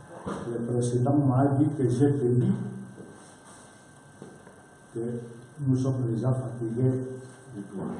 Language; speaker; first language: French; non-native, learner; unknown